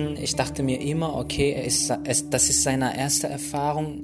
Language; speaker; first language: German; non-native, fluent; Portuguese